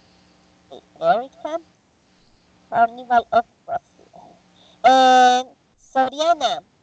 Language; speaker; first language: English; non-native, fluent; Spanish